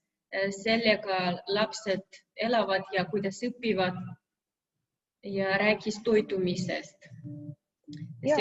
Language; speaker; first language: Estonian; non-native, local second language; Russian